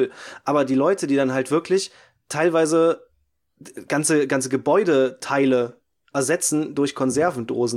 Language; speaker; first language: German; native; German